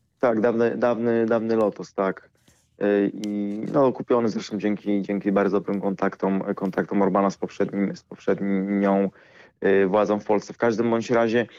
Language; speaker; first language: Polish; native; Polish